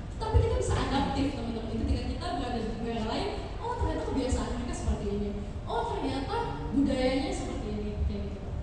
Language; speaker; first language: Indonesian; native; Indonesian